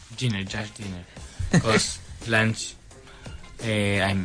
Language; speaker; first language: English; non-native, learner; Spanish